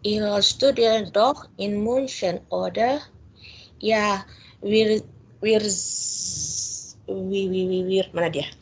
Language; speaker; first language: German; non-native, learner; Indonesian